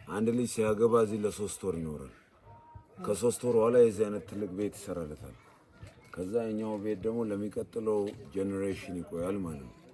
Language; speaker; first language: Amharic; non-native, local second language; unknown